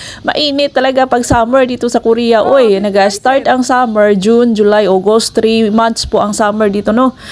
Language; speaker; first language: Filipino; non-native, local second language; Cebuano